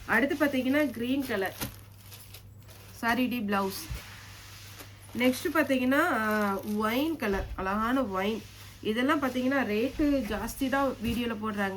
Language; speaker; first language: Tamil; native; Tamil